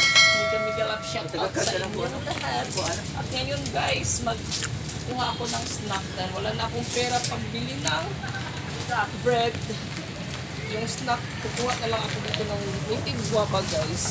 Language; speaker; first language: Filipino; non-native, local second language; Cebuano